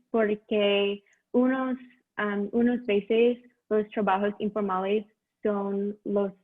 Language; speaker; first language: Spanish; non-native, learner; English